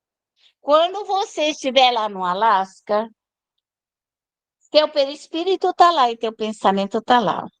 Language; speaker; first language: Portuguese; native; Portuguese